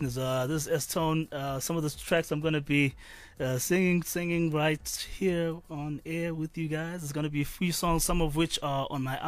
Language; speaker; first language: English; non-native, local second language; Swati